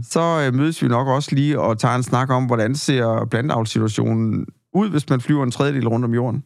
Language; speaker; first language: Danish; native; Danish